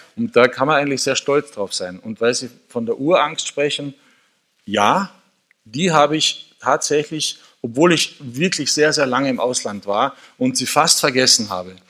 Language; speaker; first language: German; native; German